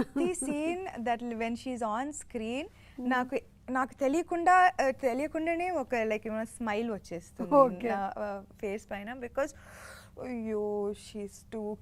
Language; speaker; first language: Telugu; non-native, fluent; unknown